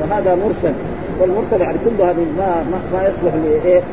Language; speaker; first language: Arabic; native; Arabic